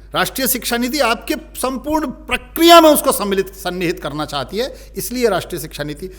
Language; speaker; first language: Hindi; native; Hindi